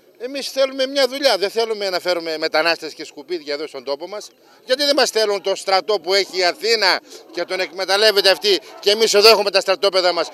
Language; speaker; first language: Greek; native; Greek